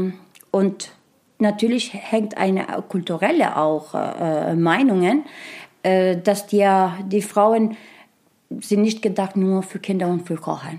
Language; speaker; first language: German; non-native, learner; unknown